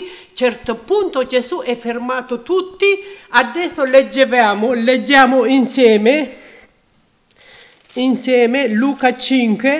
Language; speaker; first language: Italian; non-native, learner; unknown